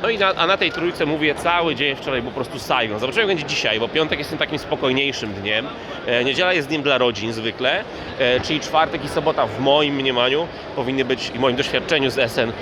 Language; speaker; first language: Polish; native; Polish